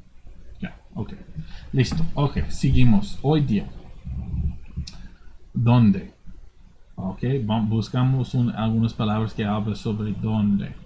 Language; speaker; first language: Spanish; non-native, fluent; English